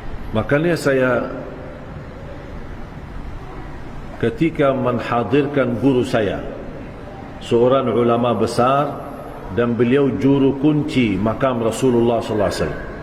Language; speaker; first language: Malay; non-native, fluent; Arabic